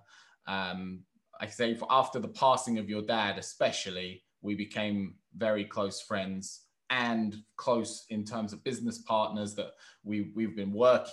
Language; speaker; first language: English; native; English